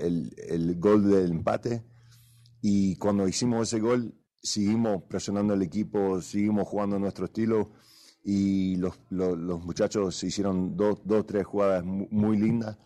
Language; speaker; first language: Spanish; early bilingual, heritage; Spanish